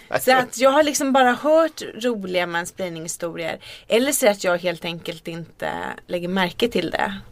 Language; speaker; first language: Swedish; native; Swedish